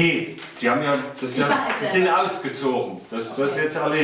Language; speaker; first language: German; native; German